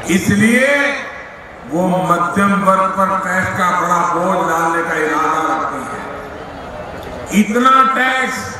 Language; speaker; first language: Hindi; non-native, local second language; Gujarati